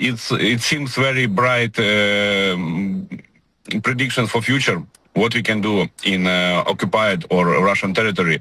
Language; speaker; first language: English; non-native, fluent; Ukrainian